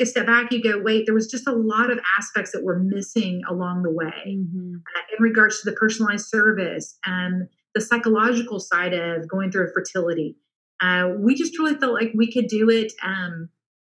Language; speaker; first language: English; native; English